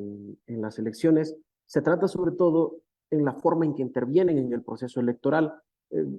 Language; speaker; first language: Spanish; native; Spanish